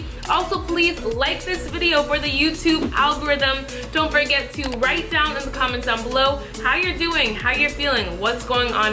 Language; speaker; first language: English; native; English